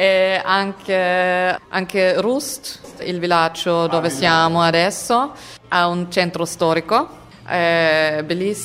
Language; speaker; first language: Italian; non-native, fluent; German